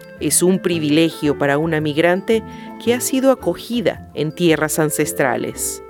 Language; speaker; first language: Spanish; native; Spanish